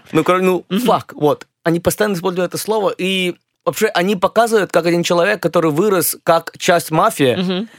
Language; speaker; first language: Russian; early bilingual, other home language; English